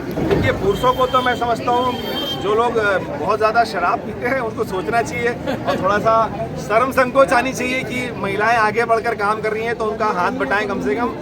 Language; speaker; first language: Hindi; native; Hindi